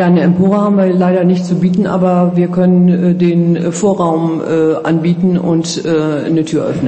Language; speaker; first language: German; native; German